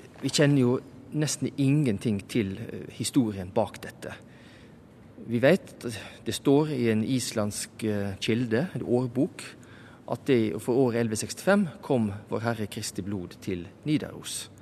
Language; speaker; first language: Norwegian; native; Norwegian